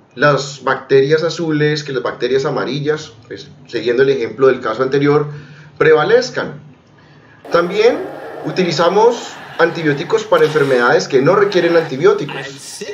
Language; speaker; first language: Spanish; native; Spanish